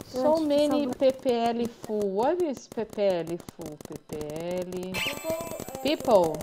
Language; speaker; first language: English; non-native, learner; Portuguese